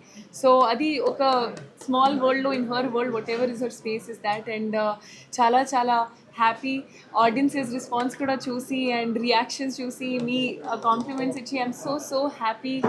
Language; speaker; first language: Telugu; non-native, learner; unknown